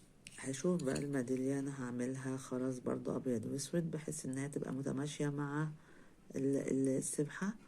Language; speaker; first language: Arabic; native; Arabic